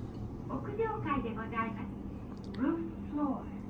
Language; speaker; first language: Japanese; native; Japanese